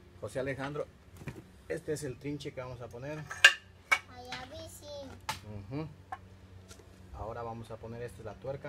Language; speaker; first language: Spanish; native; Spanish